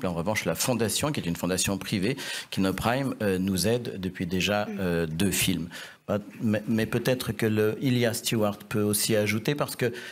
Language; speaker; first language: French; native; French